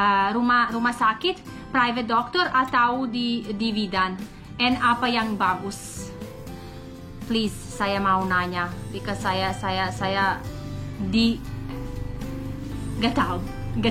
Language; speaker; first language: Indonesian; non-native, learner; English